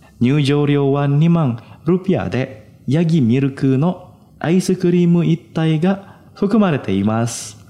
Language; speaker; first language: Japanese; non-native, fluent; Indonesian